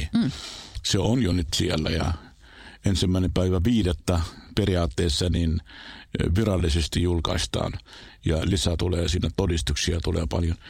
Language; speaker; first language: Finnish; non-native, fluent; Arabic